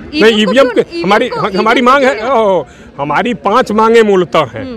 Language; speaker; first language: Hindi; native; Hindi